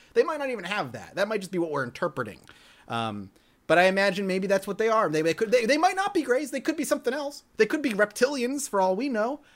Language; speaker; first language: English; native; English